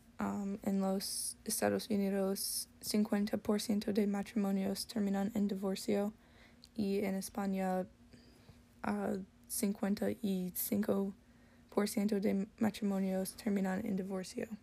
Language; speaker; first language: Spanish; non-native, learner; English